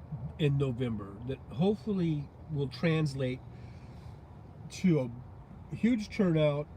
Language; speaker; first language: English; native; English